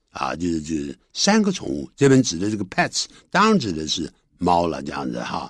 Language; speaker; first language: Chinese; native; Chinese